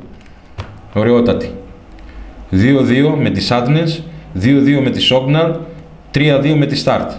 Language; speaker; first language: Greek; native; Greek